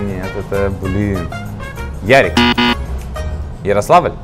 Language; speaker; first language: Russian; native; Russian